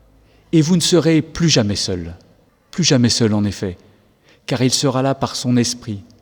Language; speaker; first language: French; native; French